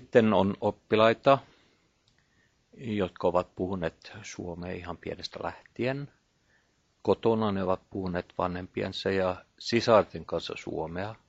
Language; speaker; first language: Finnish; non-native, fluent; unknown